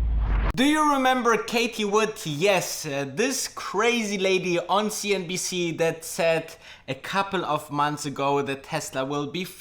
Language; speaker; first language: English; non-native, fluent; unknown